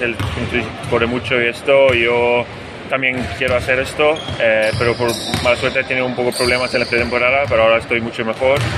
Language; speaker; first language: Spanish; non-native, fluent; Swedish